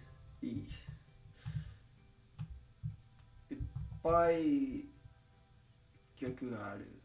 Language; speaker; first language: Japanese; non-native, learner; English